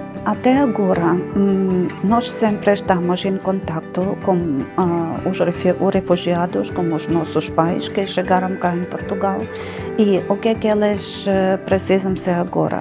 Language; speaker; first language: Portuguese; non-native, fluent; Ukrainian